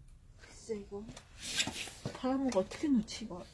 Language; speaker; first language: Korean; native; Korean